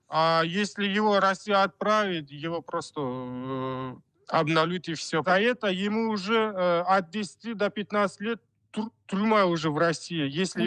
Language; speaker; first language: Russian; non-native, fluent; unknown